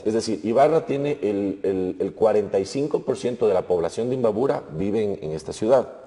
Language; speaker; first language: Spanish; native; Spanish